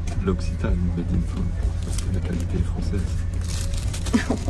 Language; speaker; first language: French; native; French